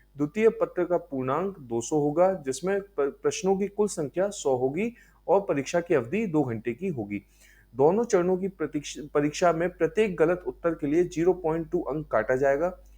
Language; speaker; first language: Hindi; native; Hindi